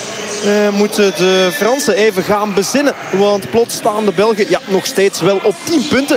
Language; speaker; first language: Dutch; native; Dutch